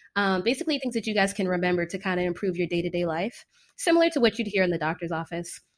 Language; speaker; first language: English; native; English